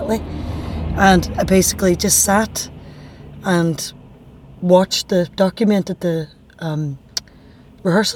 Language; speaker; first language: English; native; English